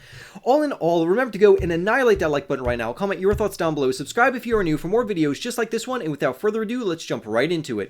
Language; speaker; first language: English; native; English